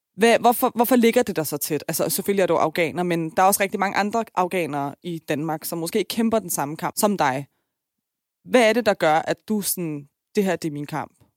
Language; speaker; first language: Danish; early bilingual, other home language; Persian